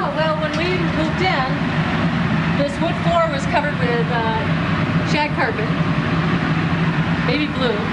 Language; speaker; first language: English; native; English